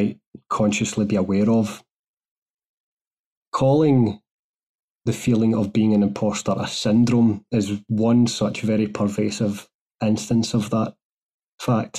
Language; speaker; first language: English; native; English